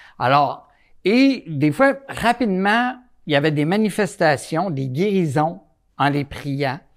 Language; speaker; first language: French; native; French